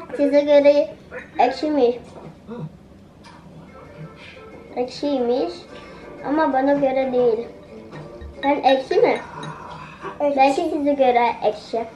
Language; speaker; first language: Turkish; early bilingual, other home language; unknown